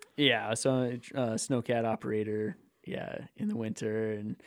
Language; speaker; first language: English; native; English